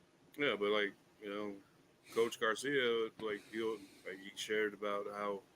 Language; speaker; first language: English; native; English